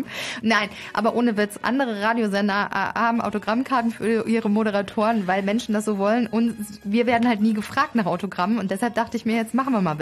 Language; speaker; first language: German; native; German